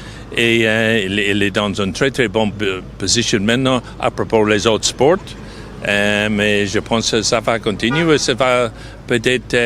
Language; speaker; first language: French; non-native, fluent; English